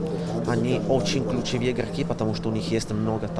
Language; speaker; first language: Russian; non-native, learner; Italian